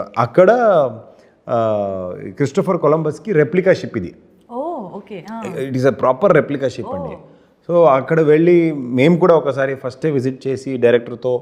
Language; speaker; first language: Telugu; non-native, learner; Kannada